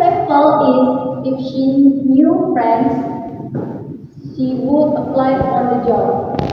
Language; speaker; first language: English; non-native, learner; Indonesian